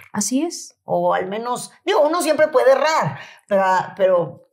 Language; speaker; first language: Spanish; native; Spanish